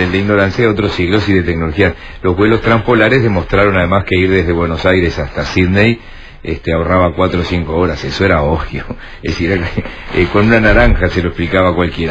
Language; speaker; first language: Spanish; native; Spanish